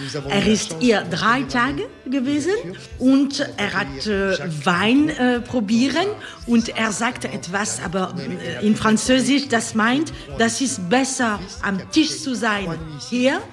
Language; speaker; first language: German; non-native, learner; French